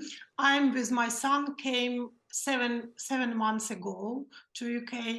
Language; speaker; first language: English; non-native, learner; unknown